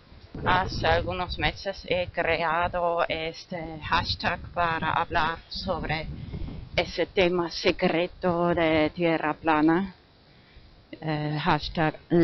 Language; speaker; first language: Spanish; non-native, fluent; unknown